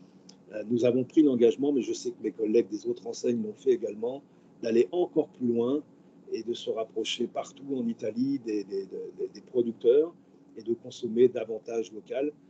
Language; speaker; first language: French; native; French